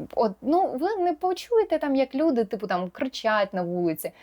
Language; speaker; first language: Ukrainian; non-native, local second language; Russian